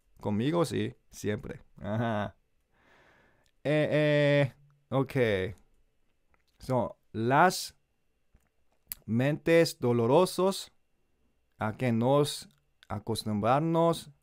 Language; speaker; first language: Spanish; non-native, learner; Korean